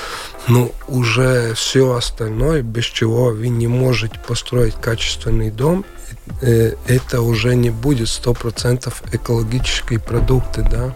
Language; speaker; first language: Russian; non-native, local second language; Latvian